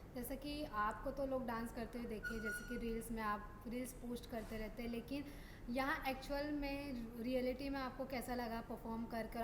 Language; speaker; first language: Hindi; native; Hindi